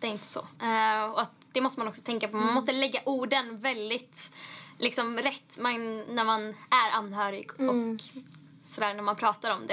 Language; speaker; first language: Swedish; native; Swedish